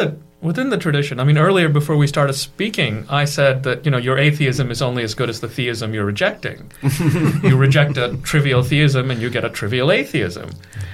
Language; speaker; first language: English; non-native, local second language; Malayalam